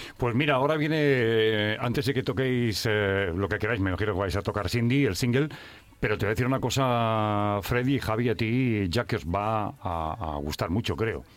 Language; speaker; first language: Spanish; native; Spanish